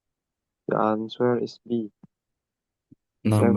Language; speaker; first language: English; non-native, learner; Indonesian